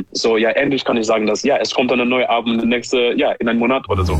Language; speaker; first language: German; non-native, learner; English